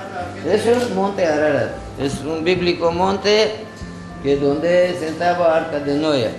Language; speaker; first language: Spanish; non-native, learner; Armenian